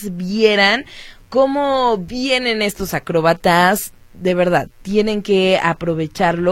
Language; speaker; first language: Spanish; native; Spanish